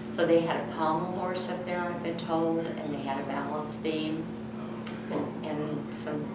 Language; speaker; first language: English; native; English